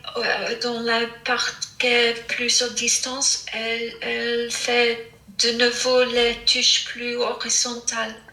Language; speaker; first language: French; non-native, fluent; English